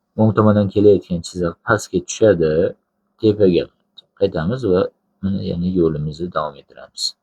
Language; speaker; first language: Uzbek; non-native, local second language; Tajik